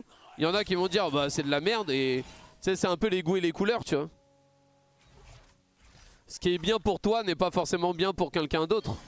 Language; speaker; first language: French; native; French